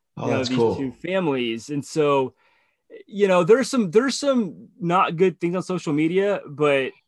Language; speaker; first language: English; native; English